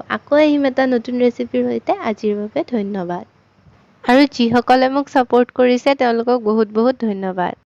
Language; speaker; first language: Assamese; native; Assamese